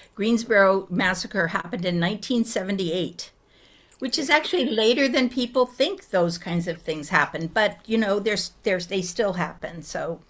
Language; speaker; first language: English; native; English